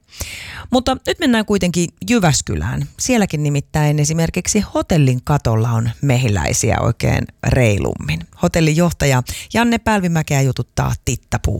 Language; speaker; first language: Finnish; native; Finnish